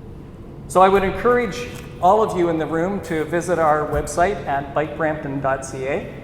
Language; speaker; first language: English; native; English